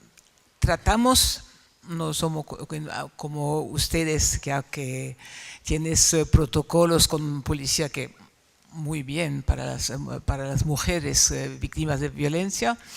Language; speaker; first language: Spanish; non-native, fluent; French